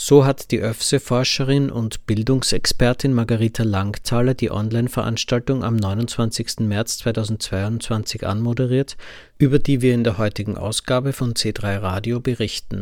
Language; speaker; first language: German; native; German